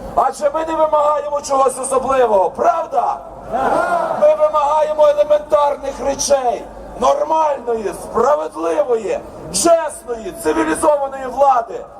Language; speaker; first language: Ukrainian; native; Ukrainian